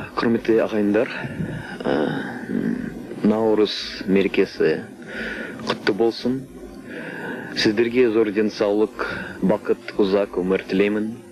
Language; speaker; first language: Kazakh; non-native, local second language; Russian